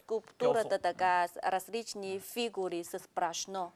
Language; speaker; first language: Bulgarian; non-native, fluent; Chinese